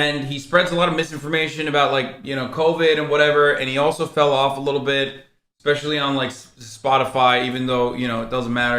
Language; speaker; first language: English; native; English